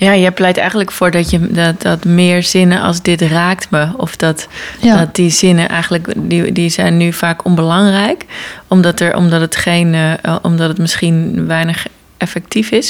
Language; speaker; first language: Dutch; native; Dutch